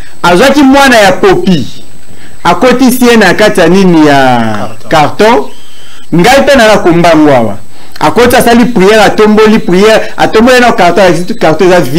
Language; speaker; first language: French; non-native, local second language; Lingala